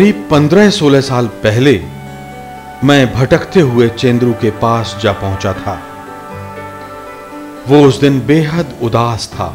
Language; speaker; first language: Hindi; native; Hindi